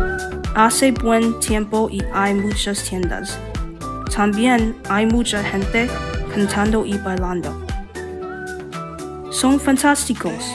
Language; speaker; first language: Spanish; non-native, learner; English